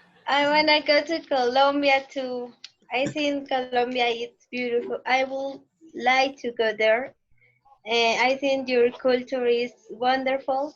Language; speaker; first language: English; non-native, learner; Spanish